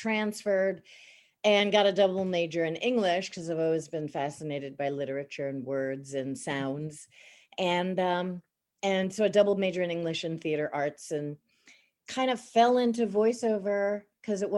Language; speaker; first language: English; native; English